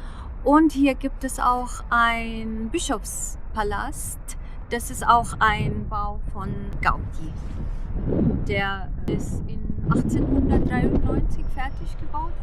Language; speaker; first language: German; non-native, fluent; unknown